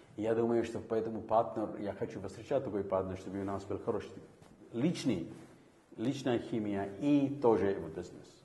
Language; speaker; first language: Russian; non-native, fluent; Hindi